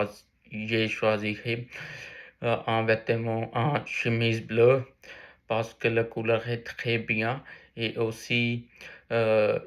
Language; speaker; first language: French; non-native, learner; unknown